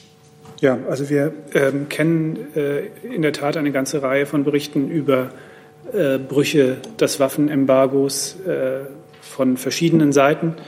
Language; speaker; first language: German; native; German